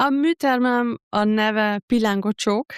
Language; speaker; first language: Hungarian; non-native, learner; German